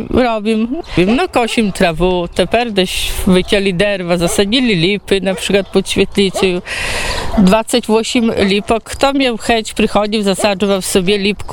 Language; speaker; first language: Polish; non-native, local second language; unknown